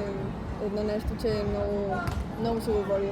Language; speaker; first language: Bulgarian; early bilingual, heritage; Bulgarian